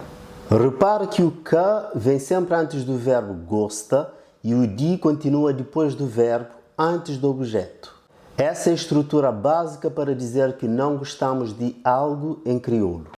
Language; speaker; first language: Portuguese; non-native, local second language; Kabuverdianu